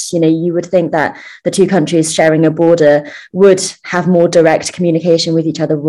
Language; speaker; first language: English; early bilingual, other home language; Chinese